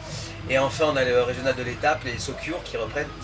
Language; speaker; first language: French; native; French